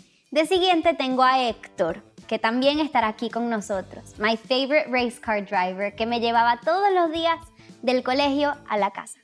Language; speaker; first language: Spanish; early bilingual, heritage; Spanish